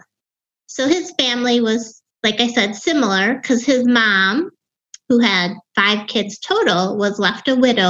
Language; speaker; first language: English; native; English